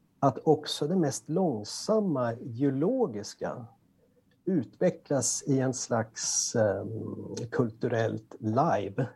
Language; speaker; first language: Swedish; native; Swedish